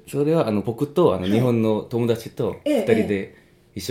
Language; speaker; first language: Japanese; non-native, fluent; Korean